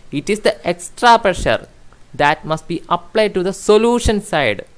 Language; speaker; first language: English; non-native, local second language; Malayalam